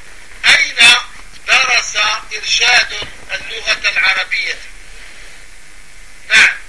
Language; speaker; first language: Arabic; non-native, fluent; French